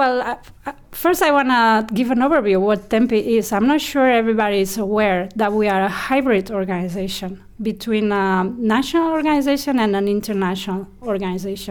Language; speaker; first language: English; non-native, fluent; Spanish